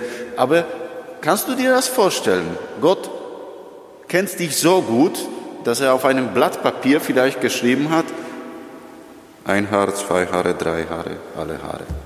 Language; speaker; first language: German; non-native, fluent; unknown